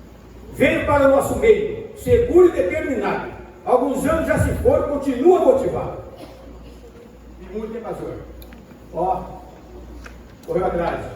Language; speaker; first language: Portuguese; native; Portuguese